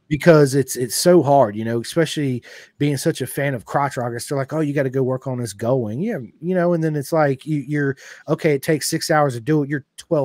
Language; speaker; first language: English; native; English